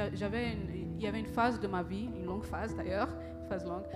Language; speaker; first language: French; early bilingual, other home language; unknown